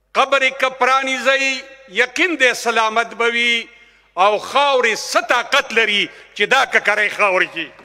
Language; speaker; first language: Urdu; non-native, local second language; Pashto